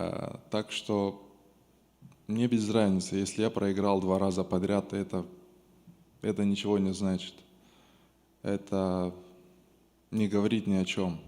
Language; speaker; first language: Russian; non-native, local second language; Romanian